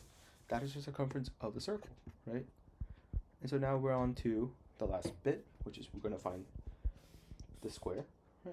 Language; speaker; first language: English; native; English